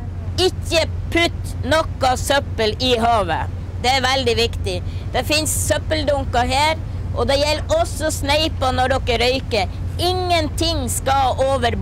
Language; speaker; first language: Norwegian; native; Norwegian